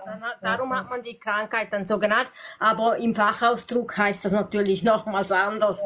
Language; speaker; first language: German; native; German